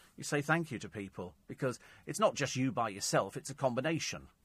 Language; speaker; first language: English; native; English